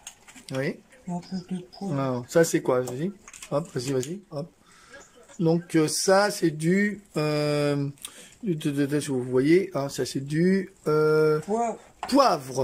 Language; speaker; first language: French; native; French